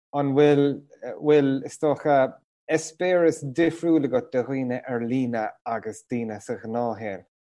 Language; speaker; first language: Irish; non-native, local second language; English